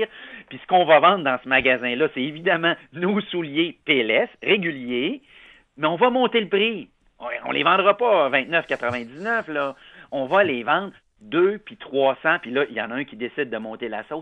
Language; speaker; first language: French; native; French